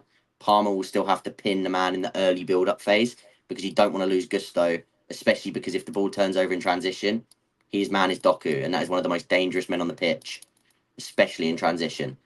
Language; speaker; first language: English; native; English